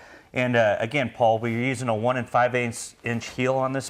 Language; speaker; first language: English; native; English